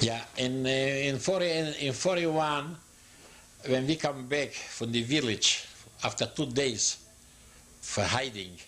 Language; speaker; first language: English; non-native, learner; Yiddish